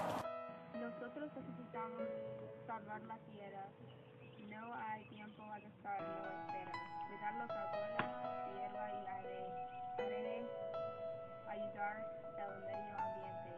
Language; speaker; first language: Spanish; non-native, learner; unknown